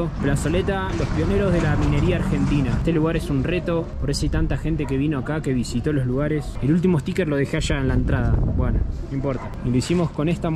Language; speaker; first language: Spanish; native; Spanish